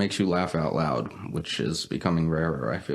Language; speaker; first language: English; native; English